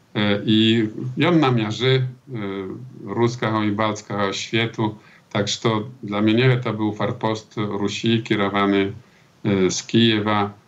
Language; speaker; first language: Belarusian; early bilingual, heritage; Belarusian